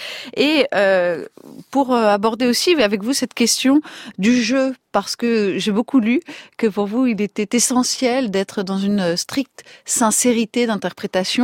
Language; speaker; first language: French; native; French